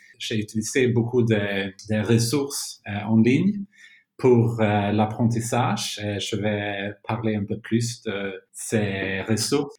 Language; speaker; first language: French; non-native, fluent; Swedish